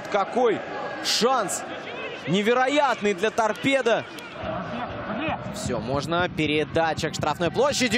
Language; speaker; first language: Russian; native; Russian